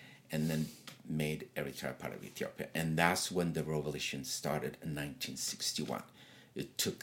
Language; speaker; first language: English; non-native, fluent; Tigrinya